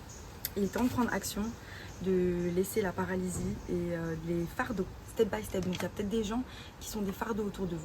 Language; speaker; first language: French; native; French